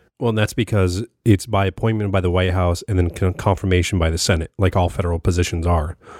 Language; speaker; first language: English; native; English